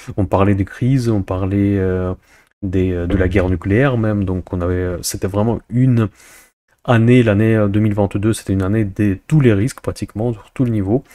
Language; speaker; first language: French; non-native, fluent; Russian